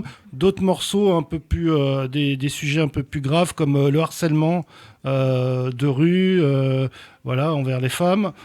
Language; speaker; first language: French; native; French